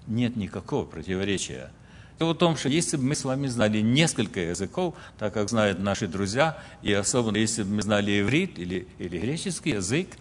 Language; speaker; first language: Russian; early bilingual, other home language; Ukrainian